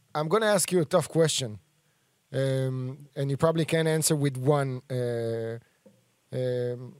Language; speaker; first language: English; non-native, fluent; Hebrew